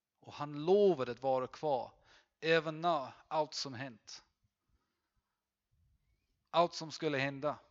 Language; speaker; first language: Swedish; non-native, fluent; English